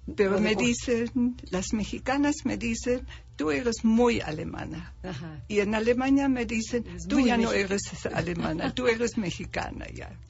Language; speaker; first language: Spanish; non-native, fluent; German